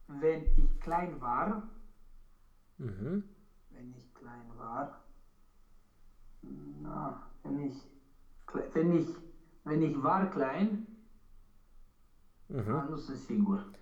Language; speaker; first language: German; non-native, learner; Romanian